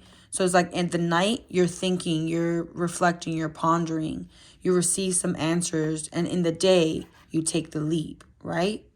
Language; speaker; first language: English; native; English